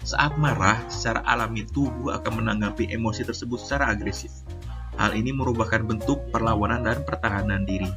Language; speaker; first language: Indonesian; native; Indonesian